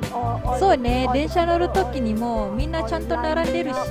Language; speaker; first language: Japanese; non-native, fluent; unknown